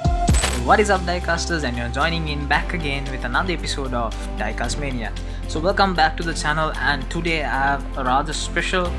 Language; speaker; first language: English; non-native, fluent; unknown